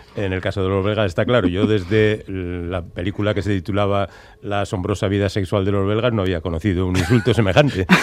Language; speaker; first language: Spanish; native; Spanish